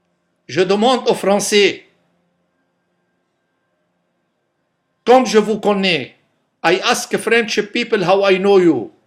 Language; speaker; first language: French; non-native, local second language; Arabic